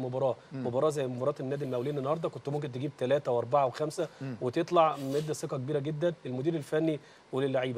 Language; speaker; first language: Arabic; native; Arabic